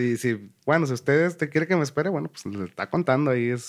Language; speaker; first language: Spanish; native; Spanish